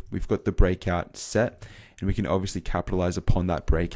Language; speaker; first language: English; native; English